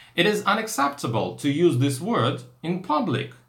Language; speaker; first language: English; non-native, fluent; Russian